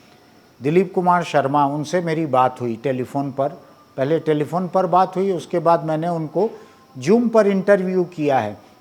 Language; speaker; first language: Hindi; native; Hindi